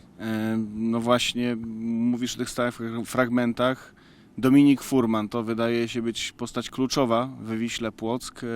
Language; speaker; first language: Polish; native; Polish